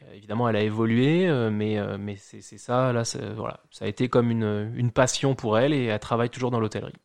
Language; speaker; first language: French; native; French